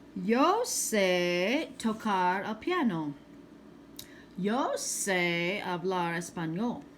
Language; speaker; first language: Spanish; non-native, fluent; English